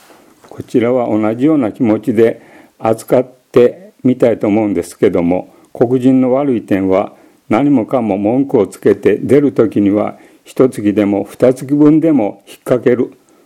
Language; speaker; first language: Japanese; native; Japanese